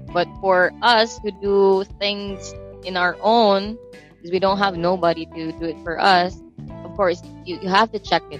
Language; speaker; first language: English; non-native, local second language; Filipino